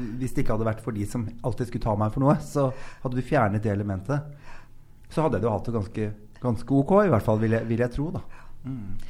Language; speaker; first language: Norwegian; native; Norwegian